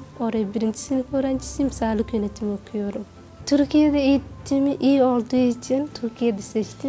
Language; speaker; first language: Turkish; non-native, fluent; Somali